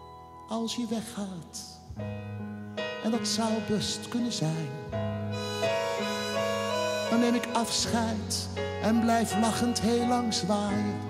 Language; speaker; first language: Dutch; native; Dutch